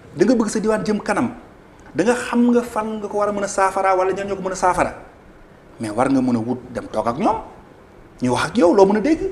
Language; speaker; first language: Wolof; non-native, local second language; Fula